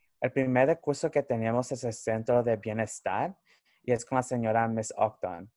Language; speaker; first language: Spanish; early bilingual, heritage; Spanish